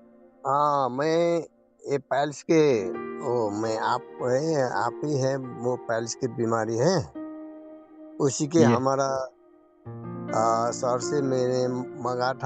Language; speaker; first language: Hindi; non-native, learner; Nepali